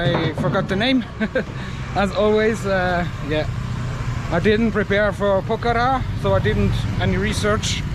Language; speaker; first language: English; non-native, fluent; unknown